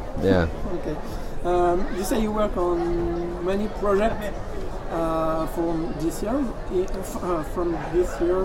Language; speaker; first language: English; non-native, learner; French